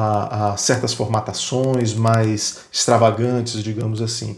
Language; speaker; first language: Portuguese; native; Portuguese